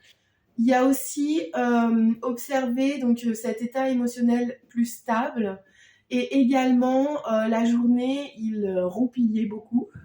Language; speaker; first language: French; native; French